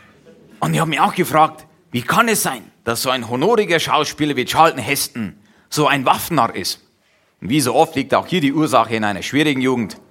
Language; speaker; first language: German; native; German